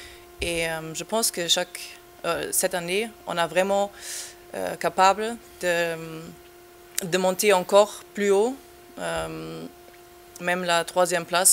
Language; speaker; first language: French; non-native, fluent; German